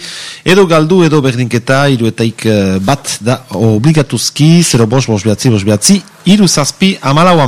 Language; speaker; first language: Basque; native; Basque